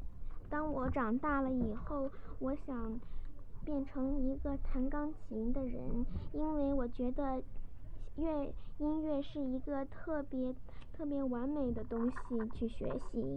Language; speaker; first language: Chinese; early bilingual, other home language; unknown